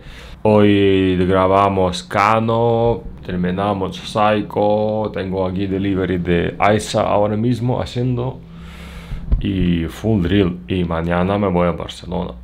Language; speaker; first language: Spanish; non-native, fluent; Russian